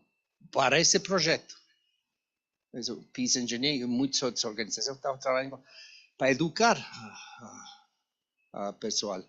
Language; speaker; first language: Portuguese; non-native, learner; Spanish